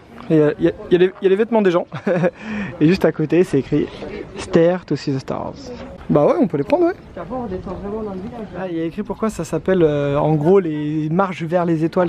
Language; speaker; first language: French; native; French